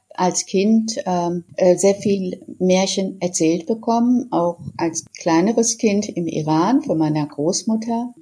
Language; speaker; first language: German; early bilingual, other home language; Persian